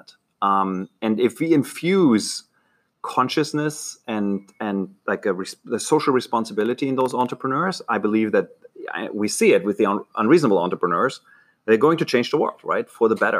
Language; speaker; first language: English; non-native, fluent; German